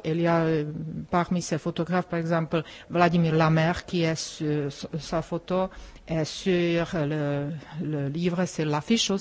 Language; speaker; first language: French; non-native, fluent; Czech